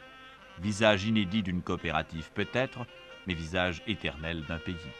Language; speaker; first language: French; native; French